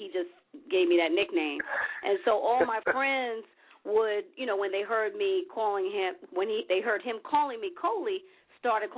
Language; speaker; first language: English; native; English